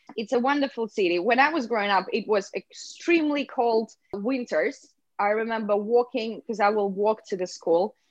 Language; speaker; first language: English; non-native, fluent; Russian